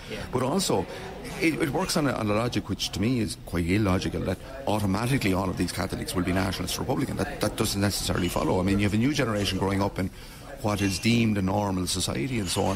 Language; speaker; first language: English; native; English